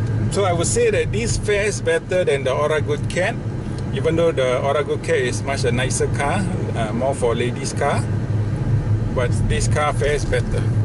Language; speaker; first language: English; non-native, local second language; Malay